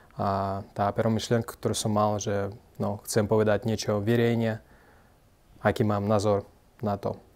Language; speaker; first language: Slovak; non-native, fluent; Russian